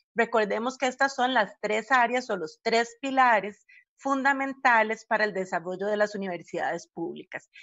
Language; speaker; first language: Spanish; native; Spanish